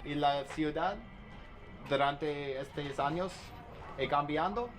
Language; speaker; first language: Spanish; non-native, learner; English